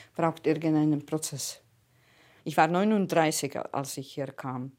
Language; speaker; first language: German; non-native, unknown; Slovak